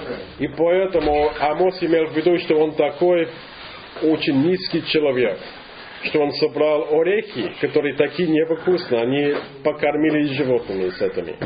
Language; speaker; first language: Russian; non-native, fluent; English